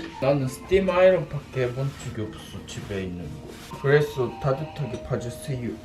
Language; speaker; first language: Korean; non-native, fluent; Japanese